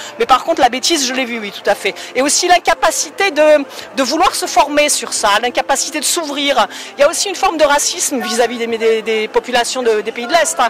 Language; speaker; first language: French; non-native, fluent; Polish